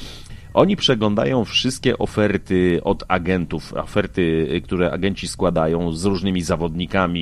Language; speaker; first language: Polish; native; Polish